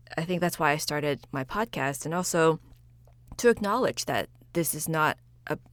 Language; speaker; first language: English; early bilingual, other home language; Chinese